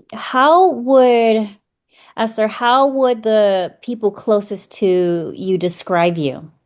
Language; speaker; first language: English; native; English